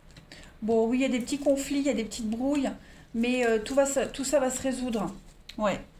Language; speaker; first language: French; native; French